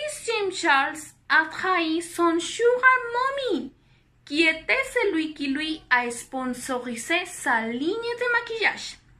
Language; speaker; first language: French; non-native, learner; Spanish